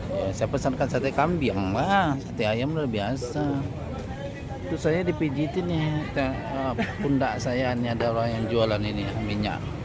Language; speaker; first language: Indonesian; non-native, local second language; Minangkabau